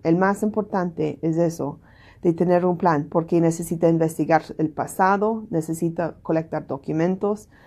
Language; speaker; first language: Spanish; non-native, learner; English